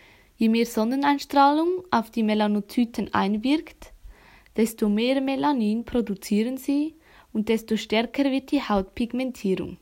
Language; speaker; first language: German; native; German